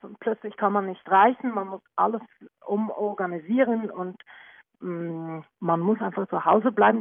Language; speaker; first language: German; non-native, learner; Norwegian